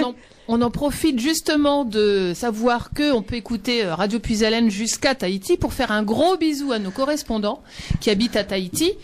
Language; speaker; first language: French; native; French